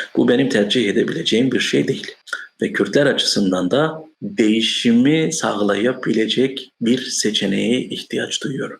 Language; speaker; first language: Turkish; non-native, local second language; Kurdish